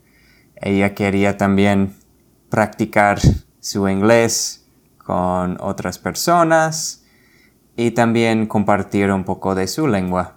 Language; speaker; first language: Spanish; non-native, fluent; English